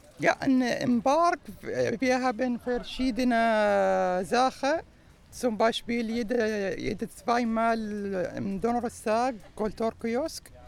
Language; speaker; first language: German; non-native, learner; Arabic